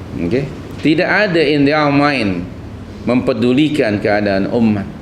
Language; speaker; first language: Malay; native; Malay